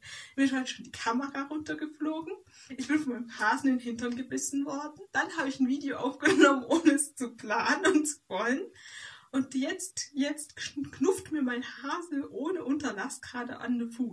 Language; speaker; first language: German; native; German